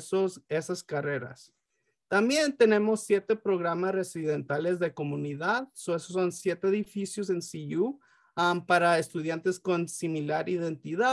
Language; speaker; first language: Spanish; early bilingual, heritage; Spanish